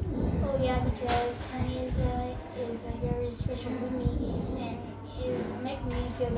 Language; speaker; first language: English; non-native, learner; Vietnamese